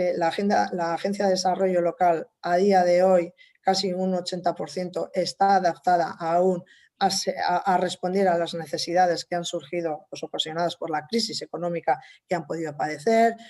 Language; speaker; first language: Spanish; native; Spanish